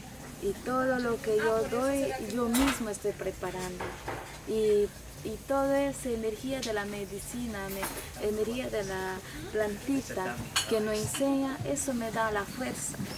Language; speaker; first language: Spanish; non-native, local second language; Shipibo-Conibo